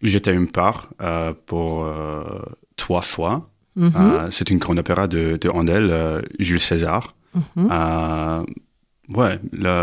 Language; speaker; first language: French; non-native, learner; English